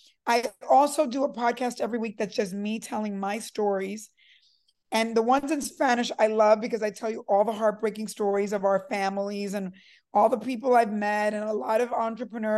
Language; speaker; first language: English; early bilingual, other home language; Spanish